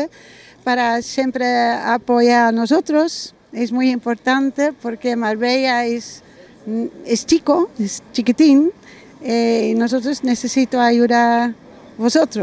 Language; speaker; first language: Spanish; non-native, learner; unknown